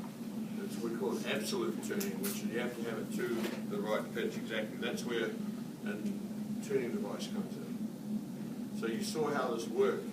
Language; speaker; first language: English; native; English